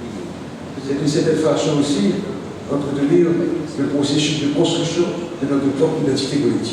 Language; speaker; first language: French; non-native, local second language; Haitian Creole